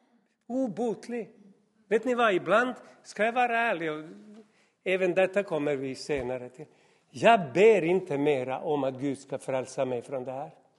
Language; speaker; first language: Swedish; non-native, fluent; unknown